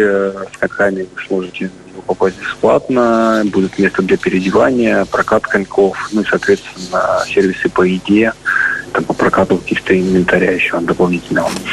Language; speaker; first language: Russian; native; Russian